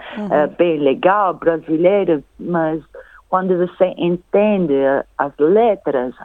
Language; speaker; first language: Portuguese; non-native, fluent; Italian